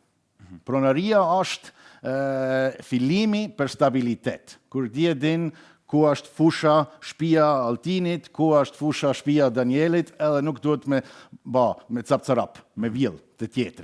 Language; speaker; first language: Albanian; non-native, learner; German